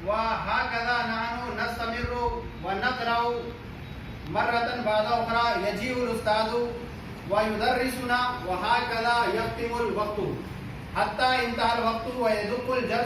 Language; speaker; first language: Arabic; non-native, fluent; Urdu